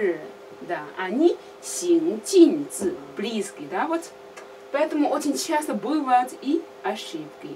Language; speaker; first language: Russian; non-native, learner; Chinese